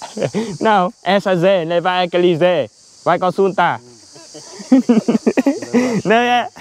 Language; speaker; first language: Portuguese; non-native, learner; Vietnamese